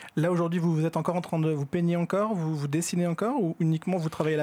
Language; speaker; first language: French; native; French